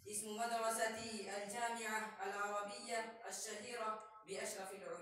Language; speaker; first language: Arabic; non-native, learner; Urdu